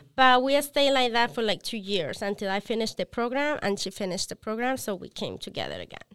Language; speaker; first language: English; non-native, learner; Spanish